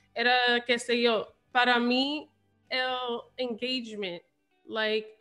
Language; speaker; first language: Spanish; early bilingual, heritage; English